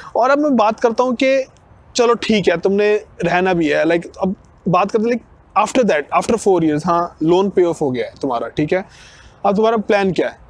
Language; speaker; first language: Hindi; non-native, local second language; Punjabi